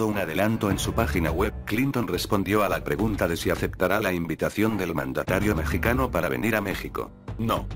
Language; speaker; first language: Spanish; native; Spanish